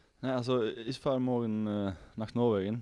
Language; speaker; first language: German; non-native, learner; Norwegian